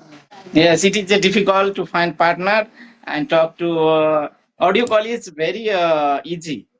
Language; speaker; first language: English; non-native, learner; Maithili